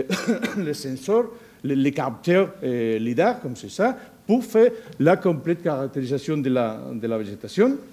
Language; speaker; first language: French; non-native, learner; Spanish